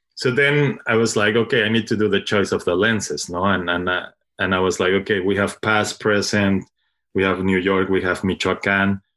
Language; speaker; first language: English; non-native, fluent; Spanish